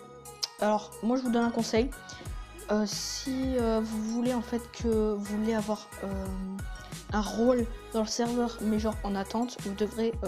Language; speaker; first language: French; native; French